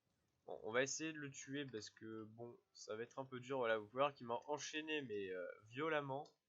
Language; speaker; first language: French; native; French